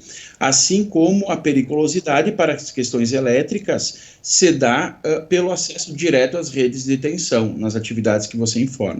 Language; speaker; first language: Portuguese; native; Portuguese